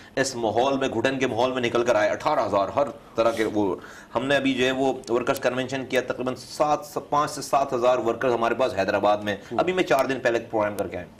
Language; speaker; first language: Urdu; native; Urdu